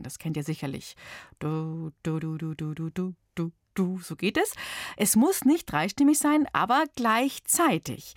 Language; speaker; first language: German; native; German